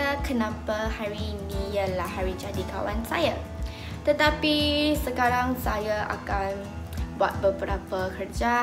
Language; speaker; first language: Indonesian; non-native, learner; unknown